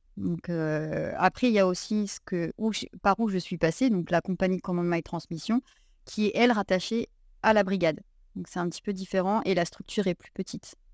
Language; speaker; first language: French; native; French